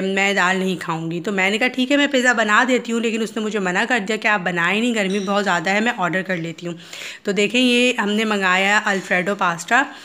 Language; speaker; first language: Hindi; native; Hindi